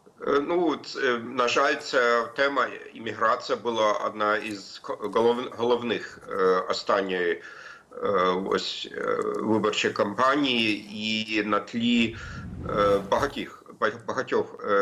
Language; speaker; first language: Ukrainian; non-native, fluent; German